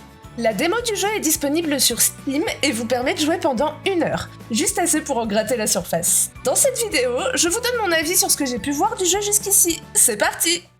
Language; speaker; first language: French; native; French